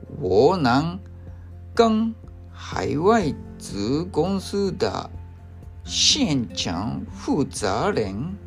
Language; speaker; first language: Chinese; non-native, fluent; Japanese